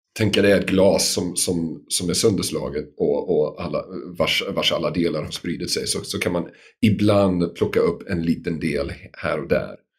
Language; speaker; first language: Swedish; non-native, fluent; English